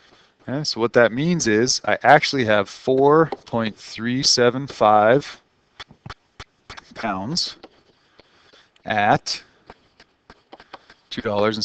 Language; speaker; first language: English; native; English